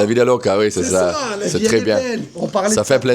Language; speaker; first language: French; non-native, learner; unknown